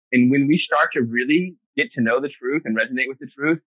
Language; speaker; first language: English; native; English